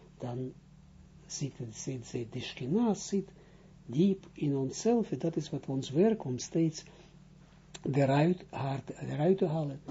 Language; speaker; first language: Dutch; non-native, fluent; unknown